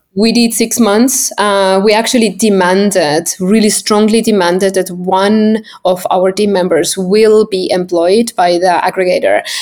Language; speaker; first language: English; non-native, fluent; Estonian